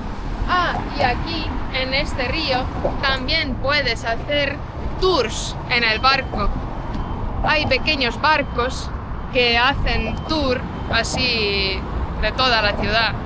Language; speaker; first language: Spanish; non-native, fluent; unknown